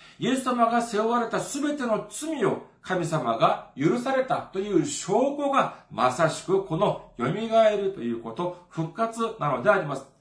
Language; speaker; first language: Japanese; non-native, fluent; Korean